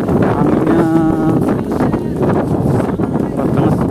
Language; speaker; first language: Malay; non-native, local second language; Javanese